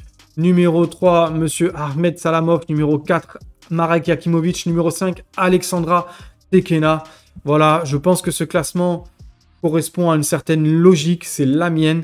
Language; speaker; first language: French; native; French